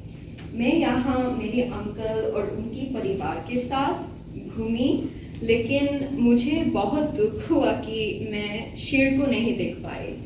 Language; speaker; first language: Hindi; non-native, learner; Bangla